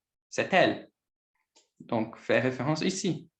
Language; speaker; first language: French; non-native, learner; Portuguese